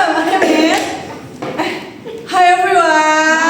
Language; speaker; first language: English; non-native, learner; Indonesian